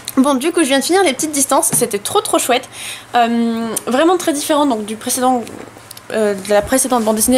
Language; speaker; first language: French; native; French